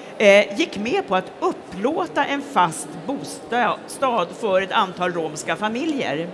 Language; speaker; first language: Swedish; native; Swedish